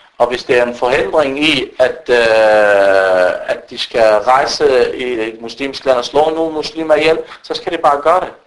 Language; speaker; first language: Danish; early bilingual, other home language; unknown